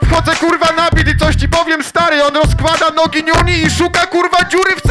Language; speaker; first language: Polish; native; Polish